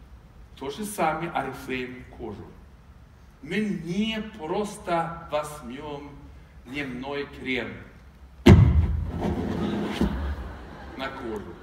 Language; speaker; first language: Russian; non-native, fluent; Swedish